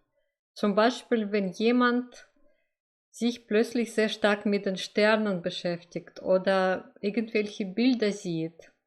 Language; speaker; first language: German; non-native, fluent; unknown